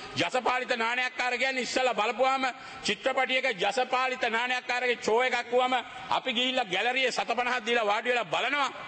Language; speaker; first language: Sinhala; native; Sinhala